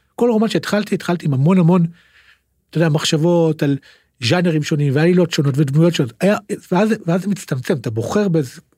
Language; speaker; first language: Hebrew; native; Hebrew